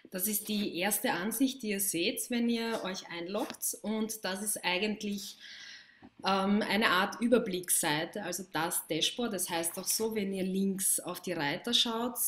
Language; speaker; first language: German; native; German